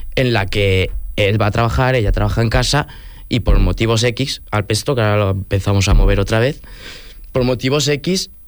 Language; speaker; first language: Spanish; non-native, local second language; Catalan